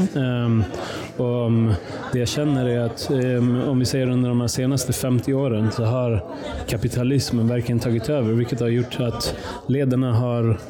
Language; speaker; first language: Swedish; early bilingual, other home language; Persian